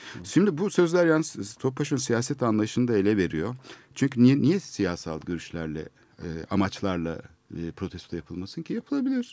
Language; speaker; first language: Turkish; native; Turkish